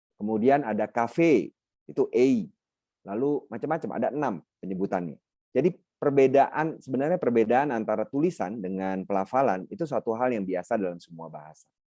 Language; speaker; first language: Indonesian; non-native, local second language; Minangkabau